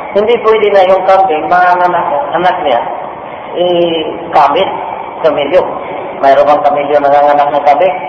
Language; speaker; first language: Filipino; non-native, local second language; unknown